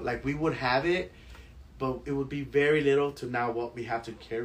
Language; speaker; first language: English; early bilingual, other home language; Spanish